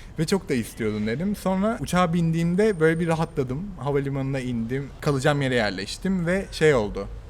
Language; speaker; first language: Turkish; native; Turkish